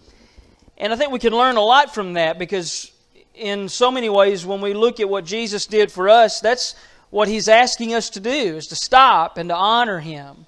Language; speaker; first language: English; native; English